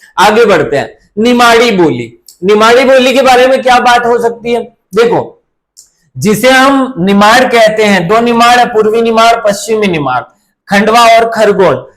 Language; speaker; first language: Hindi; native; Hindi